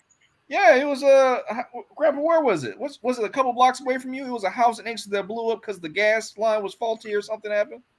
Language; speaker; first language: English; native; English